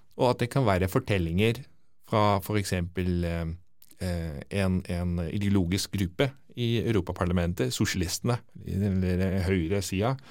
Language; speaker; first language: Norwegian; non-native, fluent; Dutch